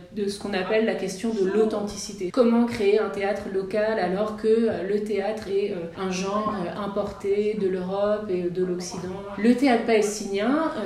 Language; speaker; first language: French; native; French